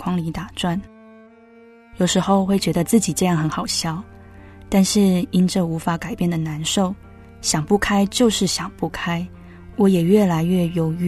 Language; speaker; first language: Chinese; native; Chinese